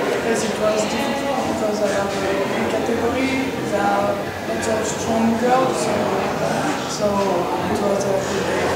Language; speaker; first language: English; non-native, learner; French